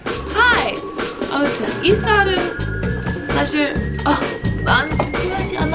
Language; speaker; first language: Korean; non-native, fluent; English